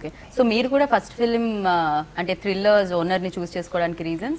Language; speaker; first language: Telugu; native; Telugu